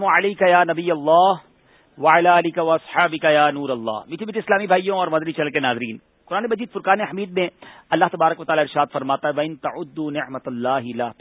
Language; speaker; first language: Urdu; native; Urdu